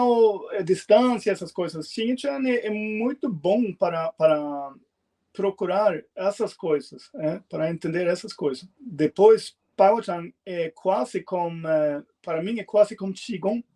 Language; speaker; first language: Portuguese; non-native, fluent; Swedish